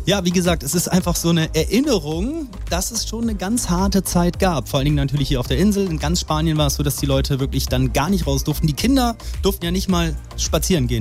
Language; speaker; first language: German; native; German